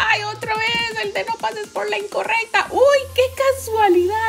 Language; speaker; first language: Spanish; native; Spanish